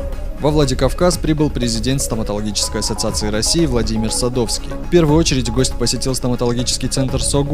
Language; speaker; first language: Russian; native; Russian